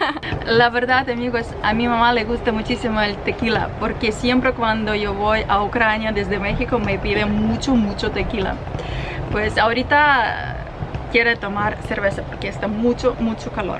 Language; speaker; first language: Spanish; non-native, fluent; Russian